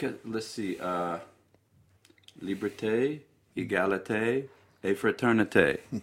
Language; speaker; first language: French; non-native, learner; English